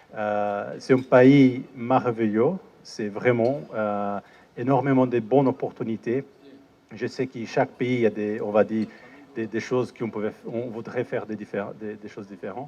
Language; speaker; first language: French; non-native, fluent; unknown